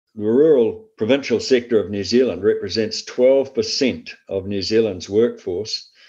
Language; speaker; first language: English; native; English